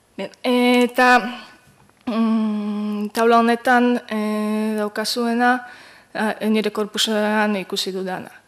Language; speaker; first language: Basque; non-native, fluent; Polish